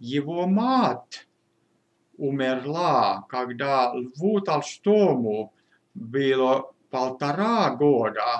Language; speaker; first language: Russian; non-native, fluent; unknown